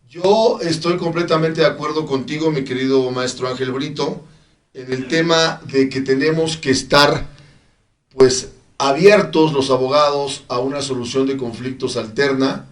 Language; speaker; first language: Spanish; native; Spanish